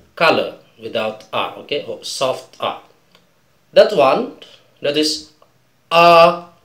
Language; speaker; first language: English; non-native, fluent; Indonesian